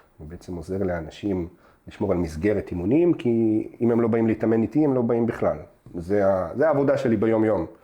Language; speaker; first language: Hebrew; early bilingual, other home language; Russian